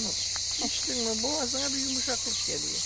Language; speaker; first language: Turkish; native; Turkish